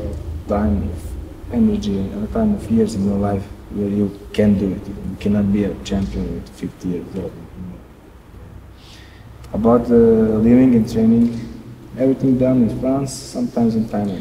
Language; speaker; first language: English; non-native, learner; Serbian